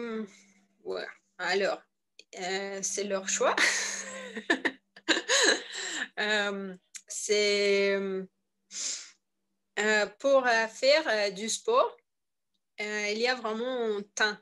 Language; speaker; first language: French; non-native, learner; Russian